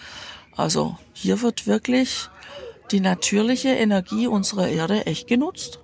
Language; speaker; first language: German; native; German